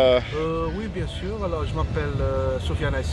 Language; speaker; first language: French; non-native, local second language; Kabyle